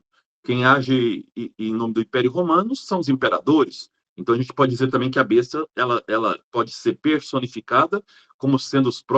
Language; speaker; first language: Portuguese; native; Portuguese